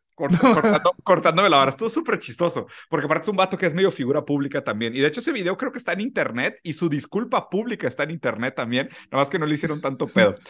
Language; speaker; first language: Spanish; early bilingual, other home language; Portuguese